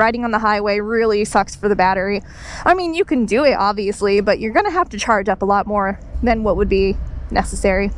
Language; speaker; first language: English; native; English